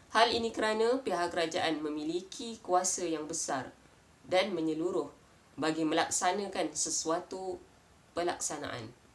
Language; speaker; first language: Malay; native; Malay